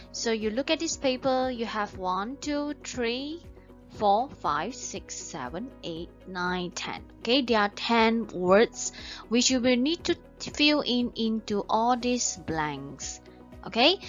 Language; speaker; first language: English; non-native, local second language; Chinese